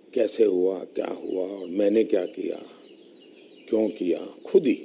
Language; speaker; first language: Hindi; non-native, local second language; Gujarati